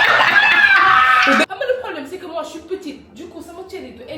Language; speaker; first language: French; non-native, local second language; Wolof